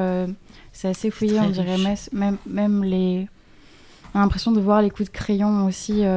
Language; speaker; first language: French; native; French